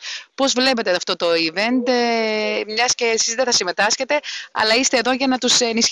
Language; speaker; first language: Greek; native; Greek